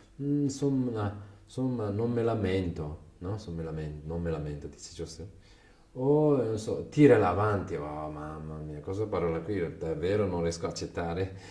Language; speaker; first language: Italian; non-native, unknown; Tibetan